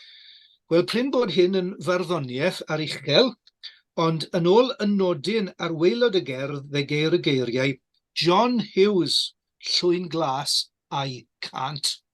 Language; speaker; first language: Welsh; native; Welsh